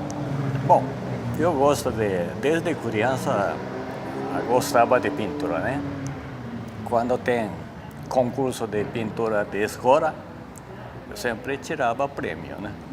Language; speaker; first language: Portuguese; non-native, learner; Japanese